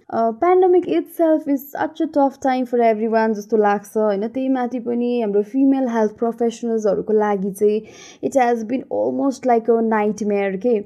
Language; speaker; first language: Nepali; native; Nepali